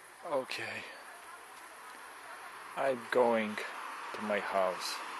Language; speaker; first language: English; non-native, learner; Polish